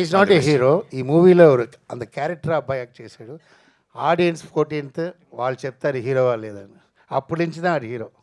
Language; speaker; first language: Telugu; non-native, fluent; Tamil